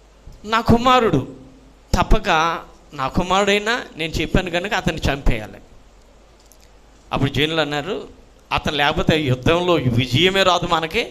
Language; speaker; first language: Telugu; native; Telugu